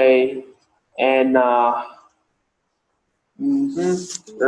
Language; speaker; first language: English; non-native, learner; Vietnamese